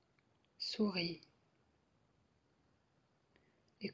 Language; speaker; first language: French; native; French